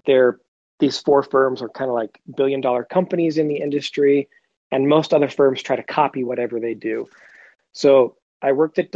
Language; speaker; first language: English; native; English